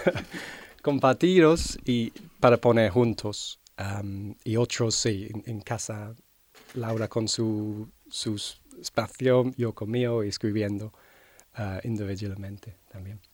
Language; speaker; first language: Spanish; non-native, fluent; English